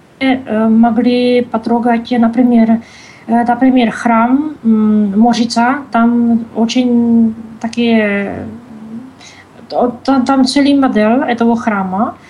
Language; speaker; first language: Russian; non-native, learner; Czech